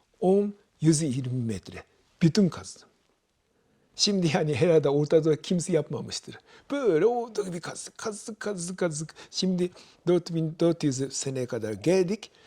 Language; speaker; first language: Turkish; non-native, fluent; Japanese